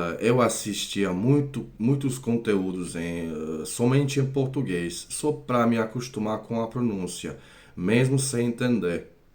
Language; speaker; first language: Portuguese; non-native, fluent; Croatian